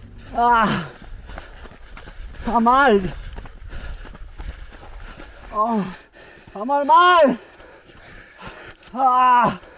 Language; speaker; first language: Spanish; non-native, local second language; Catalan